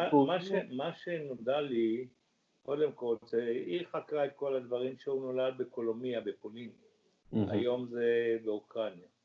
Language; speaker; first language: Hebrew; early bilingual, other home language; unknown